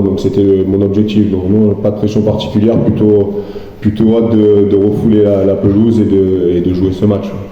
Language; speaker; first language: French; native; French